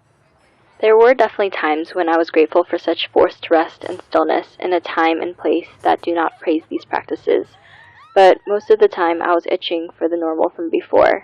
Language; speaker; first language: English; native; English